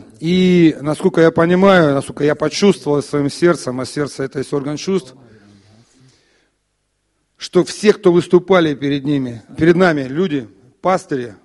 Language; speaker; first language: Russian; native; Russian